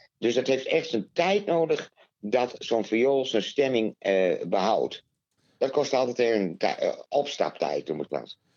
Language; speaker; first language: Dutch; native; Dutch